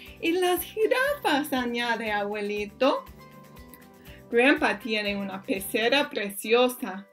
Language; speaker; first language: Spanish; non-native, fluent; English